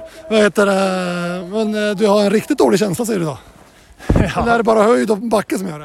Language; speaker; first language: Swedish; native; Swedish